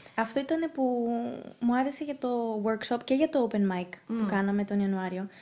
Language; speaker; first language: Greek; early bilingual, heritage; Greek